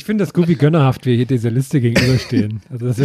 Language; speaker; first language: German; native; German